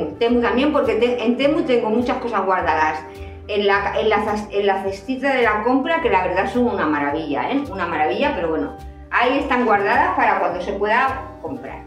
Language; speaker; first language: Spanish; native; Spanish